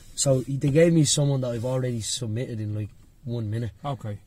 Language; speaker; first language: English; native; English